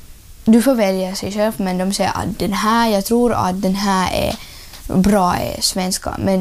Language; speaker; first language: Swedish; non-native, learner; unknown